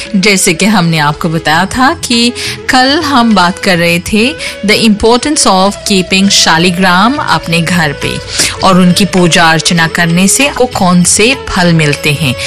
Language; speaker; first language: Hindi; non-native, local second language; Morisyen